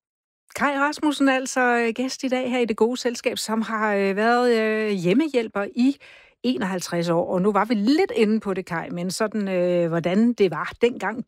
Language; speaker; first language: Danish; native; Danish